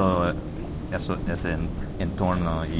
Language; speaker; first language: Spanish; non-native, fluent; English